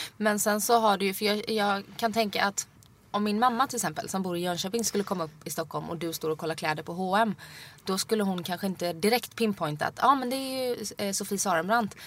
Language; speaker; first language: Swedish; native; Swedish